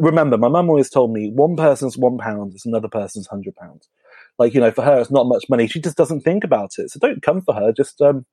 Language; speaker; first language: English; native; English